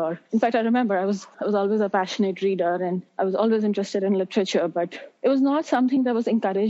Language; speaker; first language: English; non-native, local second language; Hindi